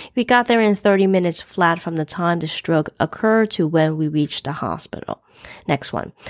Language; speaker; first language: English; native; English